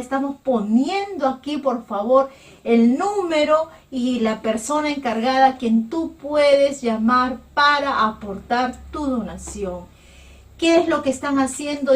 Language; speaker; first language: Spanish; native; Spanish